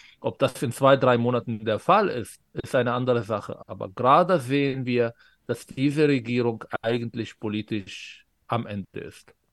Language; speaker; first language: German; non-native, fluent; Arabic